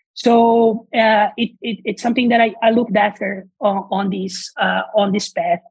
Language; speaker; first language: English; non-native, fluent; Portuguese